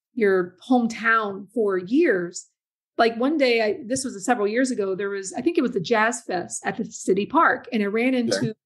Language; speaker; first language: English; native; English